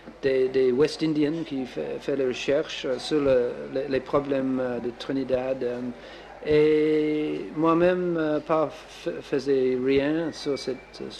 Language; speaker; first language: French; non-native, learner; English